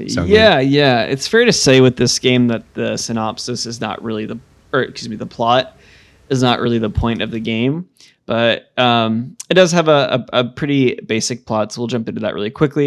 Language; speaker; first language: English; native; English